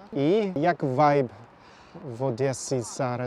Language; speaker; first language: Ukrainian; non-native, learner; English